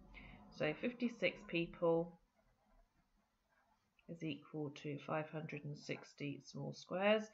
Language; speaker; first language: English; native; English